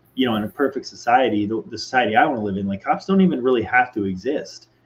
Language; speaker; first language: English; native; English